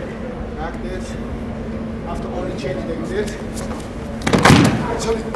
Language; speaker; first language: English; non-native, learner; Spanish